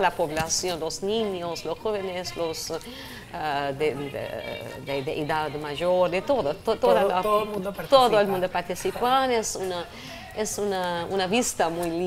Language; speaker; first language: Spanish; non-native, fluent; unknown